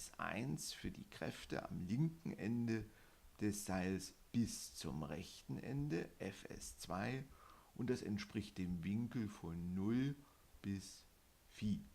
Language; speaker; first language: German; native; German